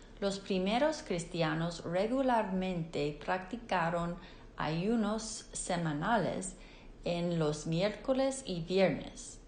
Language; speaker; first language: Spanish; non-native, fluent; English